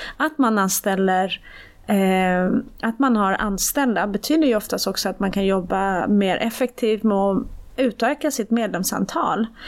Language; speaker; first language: Swedish; early bilingual, other home language; Persian